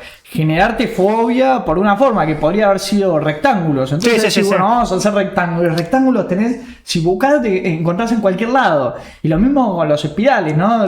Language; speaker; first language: Spanish; native; Spanish